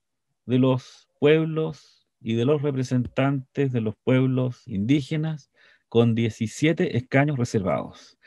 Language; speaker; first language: Spanish; native; Spanish